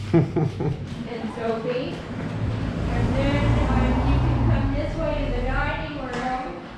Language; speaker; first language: English; native; English